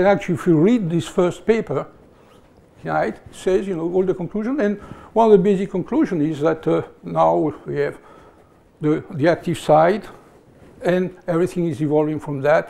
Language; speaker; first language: English; non-native, fluent; French